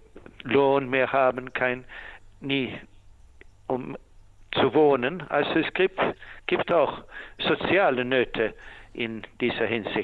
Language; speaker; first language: German; non-native, fluent; Swedish